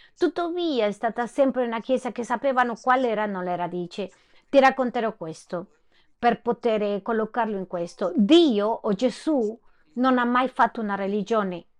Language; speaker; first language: Italian; non-native, fluent; Spanish